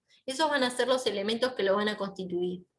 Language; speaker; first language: Spanish; native; Spanish